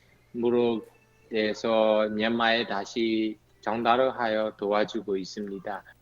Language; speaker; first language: Korean; non-native, fluent; Burmese